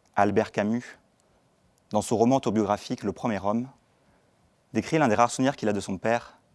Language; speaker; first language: French; native; French